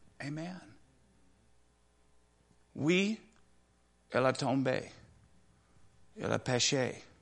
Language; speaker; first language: French; non-native, learner; English